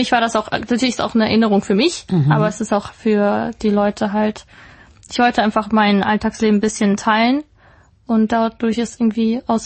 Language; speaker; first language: German; native; German